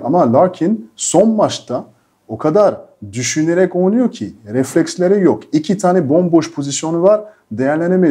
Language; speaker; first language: Turkish; non-native, fluent; French